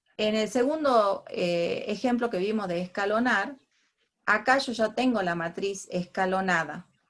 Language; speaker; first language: Spanish; native; Spanish